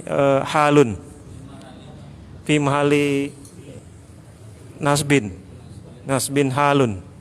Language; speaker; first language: Arabic; non-native, learner; Indonesian